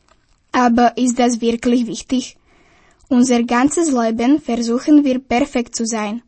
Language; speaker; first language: German; non-native, fluent; Slovak